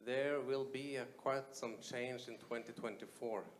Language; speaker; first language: English; non-native, fluent; Norwegian